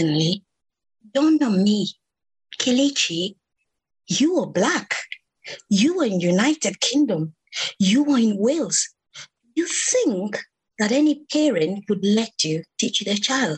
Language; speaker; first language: English; non-native, local second language; Igbo